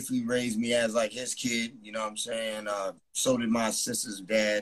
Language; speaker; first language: English; native; English